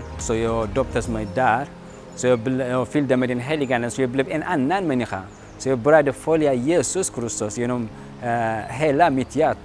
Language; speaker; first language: Swedish; non-native, learner; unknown